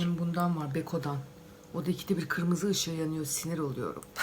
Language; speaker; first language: Turkish; native; Turkish